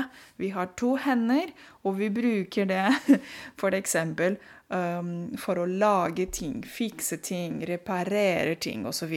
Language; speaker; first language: Norwegian; non-native, fluent; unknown